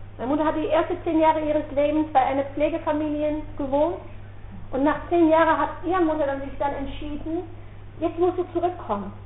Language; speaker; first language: German; non-native, fluent; Dutch